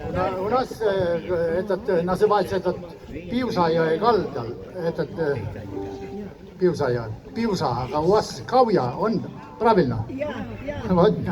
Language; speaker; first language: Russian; non-native, learner; Estonian